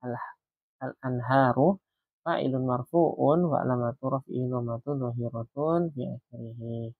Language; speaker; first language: Arabic; non-native, fluent; Indonesian